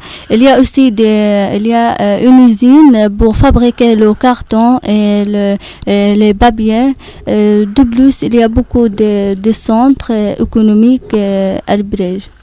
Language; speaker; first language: French; non-native, learner; Arabic